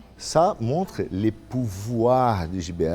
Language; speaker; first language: French; non-native, fluent; Portuguese